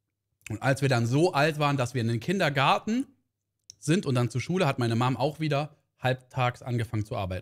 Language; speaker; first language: German; native; German